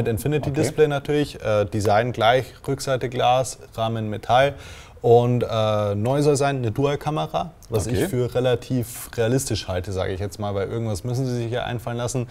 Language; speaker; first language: German; native; German